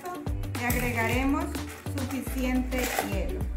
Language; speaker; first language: Spanish; native; Spanish